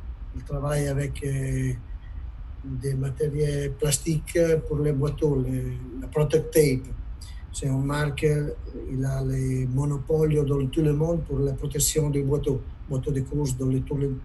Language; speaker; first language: French; non-native, learner; Italian